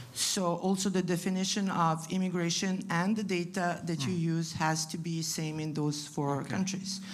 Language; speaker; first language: English; non-native, fluent; Italian